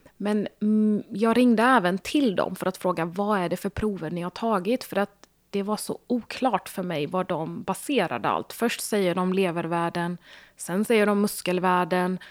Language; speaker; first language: Swedish; early bilingual, other home language; Gujarati